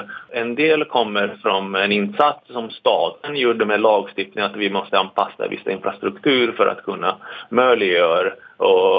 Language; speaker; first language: Swedish; non-native, fluent; Italian